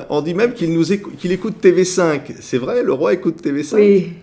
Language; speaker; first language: French; native; French